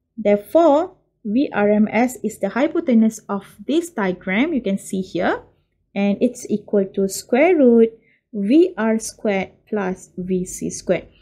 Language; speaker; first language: English; non-native, local second language; Malay